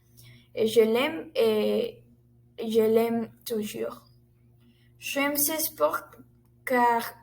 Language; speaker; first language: French; non-native, learner; Spanish